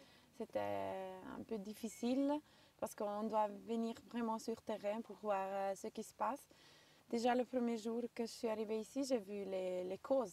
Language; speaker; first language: French; non-native, local second language; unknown